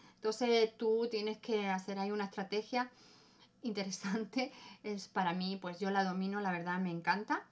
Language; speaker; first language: Spanish; early bilingual, heritage; German